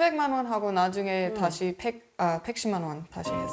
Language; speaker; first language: Korean; non-native, learner; English